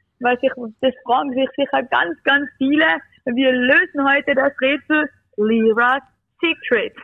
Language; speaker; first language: German; early bilingual, other home language; Bosnian